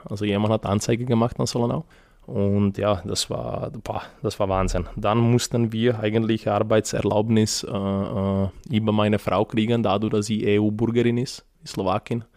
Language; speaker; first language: German; non-native, fluent; Serbian